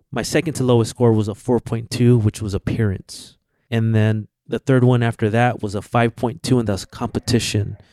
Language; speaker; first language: English; early bilingual, other home language; Filipino